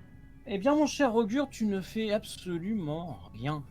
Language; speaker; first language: French; native; French